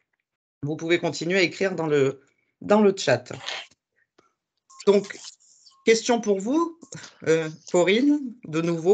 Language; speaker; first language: French; native; French